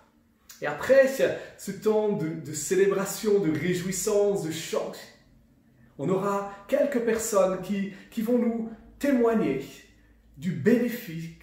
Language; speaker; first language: French; native; French